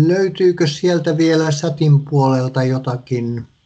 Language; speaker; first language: Finnish; native; Finnish